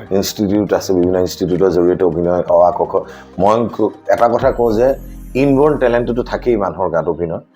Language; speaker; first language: Assamese; native; Assamese